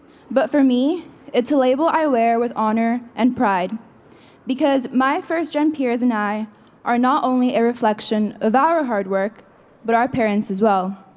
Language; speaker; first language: English; early bilingual, other home language; Spanish